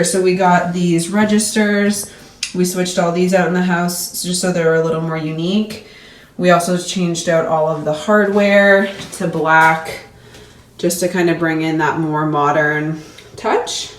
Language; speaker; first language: English; native; English